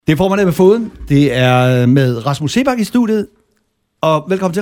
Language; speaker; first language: Danish; native; Danish